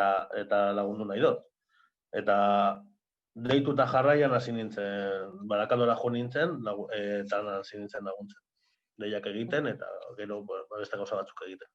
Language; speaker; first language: Basque; non-native, local second language; Spanish